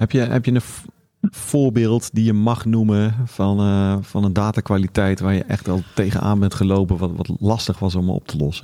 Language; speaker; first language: Dutch; native; Dutch